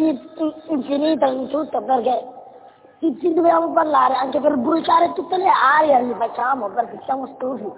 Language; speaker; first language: Italian; non-native, learner; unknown